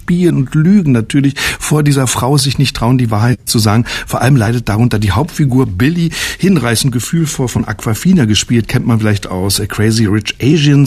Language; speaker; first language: German; native; German